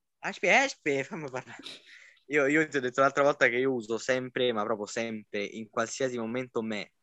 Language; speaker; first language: Italian; native; Italian